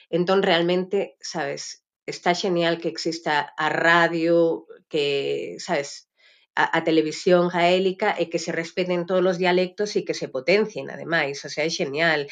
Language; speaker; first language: Galician; native; Galician